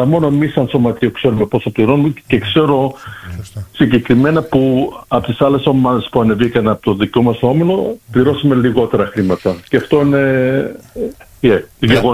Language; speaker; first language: Greek; early bilingual, heritage; Greek